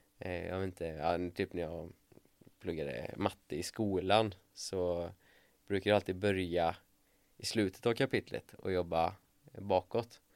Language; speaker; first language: Swedish; native; Swedish